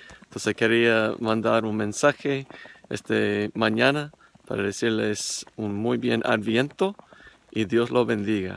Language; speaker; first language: Spanish; non-native, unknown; English